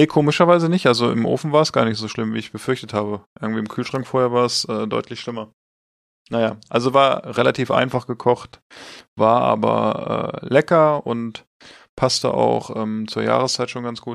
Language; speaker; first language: German; native; German